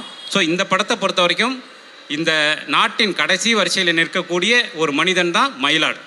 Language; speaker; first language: Tamil; native; Tamil